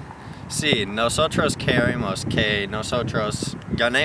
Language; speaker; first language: Spanish; non-native, learner; English